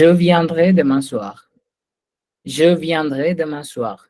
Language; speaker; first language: French; non-native, fluent; Hindi